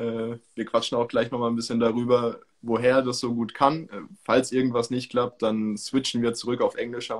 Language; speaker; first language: German; native; German